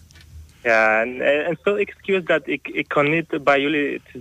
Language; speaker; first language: Dutch; non-native, learner; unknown